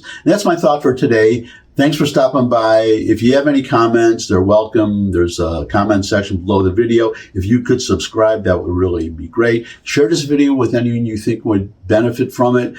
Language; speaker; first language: English; native; English